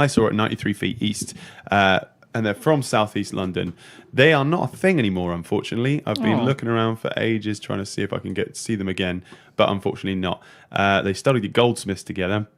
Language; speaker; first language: English; native; English